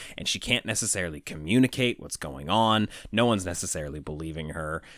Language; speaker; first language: English; native; English